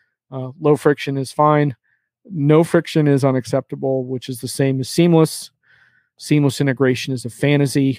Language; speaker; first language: English; native; English